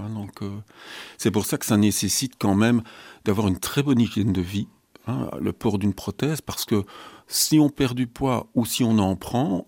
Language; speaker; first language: French; native; French